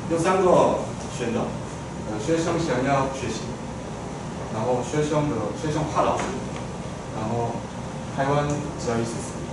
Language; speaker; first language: Chinese; non-native, fluent; Korean